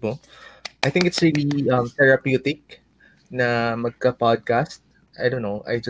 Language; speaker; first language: English; non-native, local second language; Aklanon